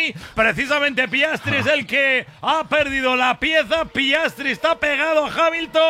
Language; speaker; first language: Spanish; native; Spanish